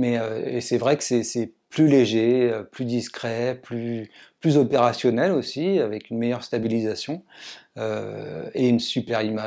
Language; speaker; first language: French; native; French